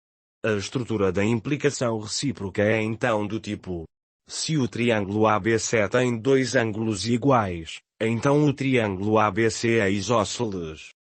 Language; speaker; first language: Portuguese; native; Portuguese